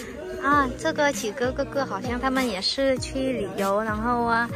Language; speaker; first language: Chinese; non-native, fluent; Vietnamese